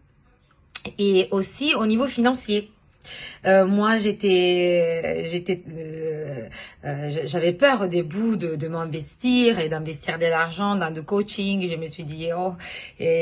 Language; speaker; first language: French; non-native, fluent; Italian